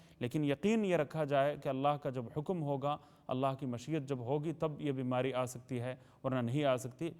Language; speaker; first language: Urdu; native; Urdu